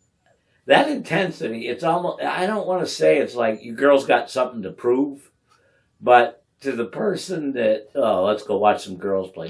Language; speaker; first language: English; native; English